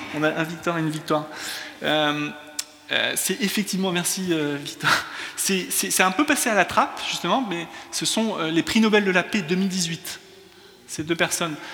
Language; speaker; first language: French; early bilingual, other home language; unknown